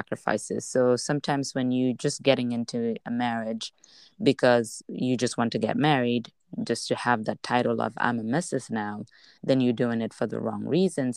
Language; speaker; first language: English; non-native, local second language; Wolof